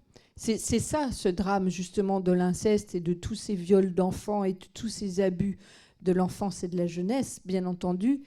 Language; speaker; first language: French; native; French